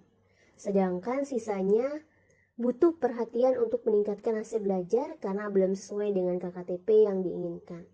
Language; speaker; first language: Indonesian; native; Indonesian